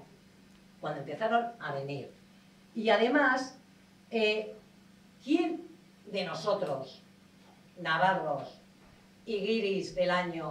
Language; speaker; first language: Spanish; native; Spanish